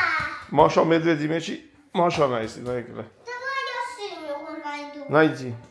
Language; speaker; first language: Russian; non-native, fluent; Armenian